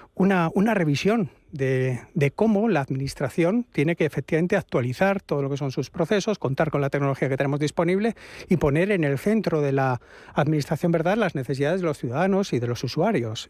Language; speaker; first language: Spanish; native; Spanish